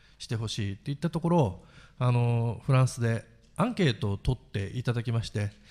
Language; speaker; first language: Japanese; native; Japanese